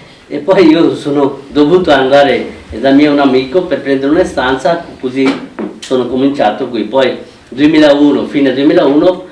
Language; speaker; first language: Italian; non-native, fluent; Bangla